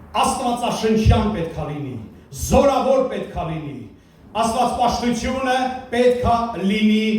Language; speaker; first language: Armenian; early bilingual, heritage; Armenian